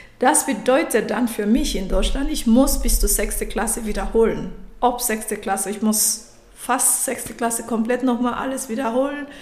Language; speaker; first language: German; non-native, fluent; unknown